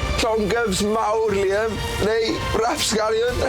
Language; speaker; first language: Welsh; native; Welsh